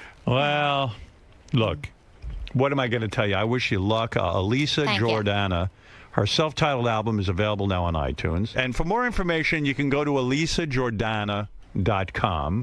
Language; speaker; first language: English; native; English